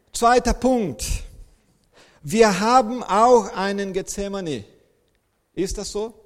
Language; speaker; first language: German; non-native, fluent; Portuguese